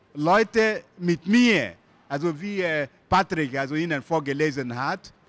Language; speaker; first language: German; non-native, fluent; Igbo